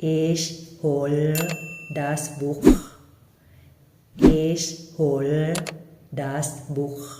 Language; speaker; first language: German; non-native, fluent; Thai